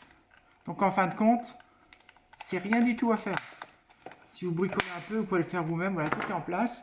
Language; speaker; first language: French; native; French